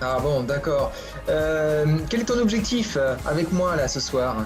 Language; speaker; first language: French; native; French